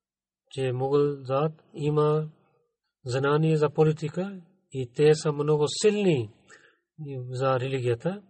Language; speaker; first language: Bulgarian; non-native, learner; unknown